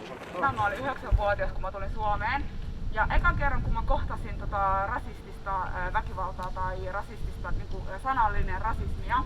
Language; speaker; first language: Finnish; early bilingual, other home language; Somali